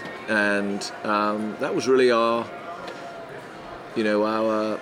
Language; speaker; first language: English; native; English